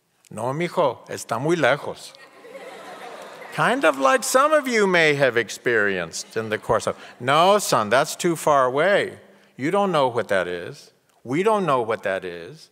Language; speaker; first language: English; native; English